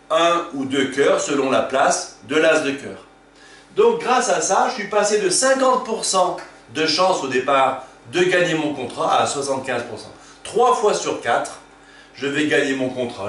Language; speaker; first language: French; native; French